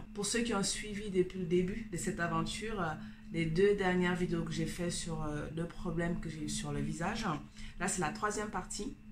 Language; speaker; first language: French; native; French